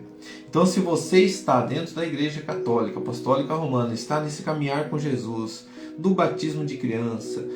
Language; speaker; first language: Portuguese; native; Portuguese